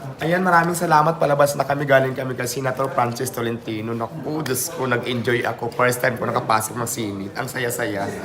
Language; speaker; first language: Filipino; non-native, local second language; Waray